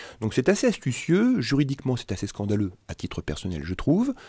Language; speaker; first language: French; native; French